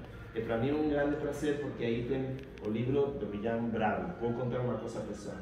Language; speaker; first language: Portuguese; non-native, fluent; Spanish